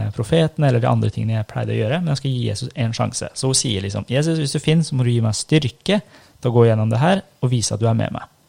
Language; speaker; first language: Norwegian; early bilingual, other home language; Persian